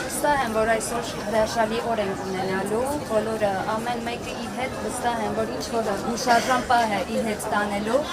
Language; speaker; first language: Armenian; native; Armenian